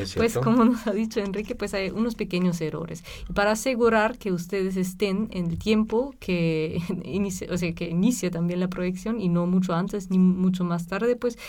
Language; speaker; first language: Spanish; non-native, fluent; German